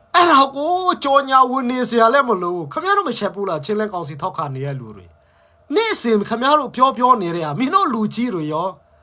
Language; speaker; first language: Burmese; non-native, local second language; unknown